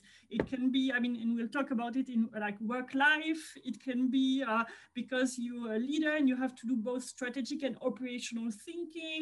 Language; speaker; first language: English; non-native, fluent; French